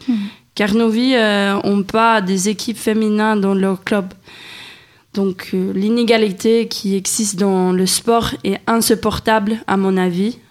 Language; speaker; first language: French; non-native, fluent; Swedish